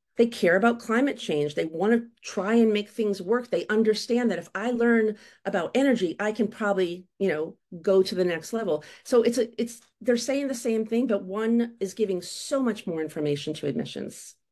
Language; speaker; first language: English; native; English